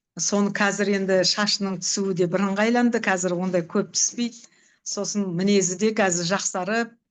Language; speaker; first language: Kazakh; native; Kazakh